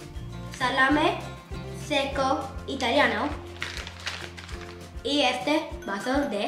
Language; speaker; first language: Spanish; early bilingual, other home language; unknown